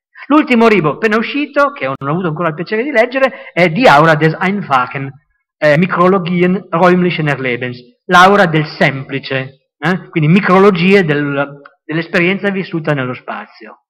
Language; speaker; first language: Italian; native; Italian